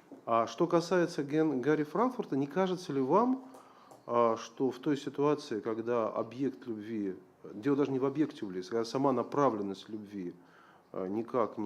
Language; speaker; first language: Russian; native; Russian